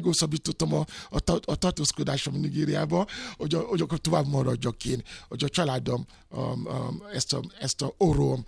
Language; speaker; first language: Hungarian; non-native, learner; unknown